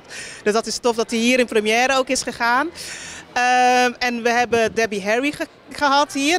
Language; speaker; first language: Dutch; native; Dutch